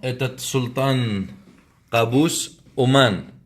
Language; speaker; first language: Russian; non-native, learner; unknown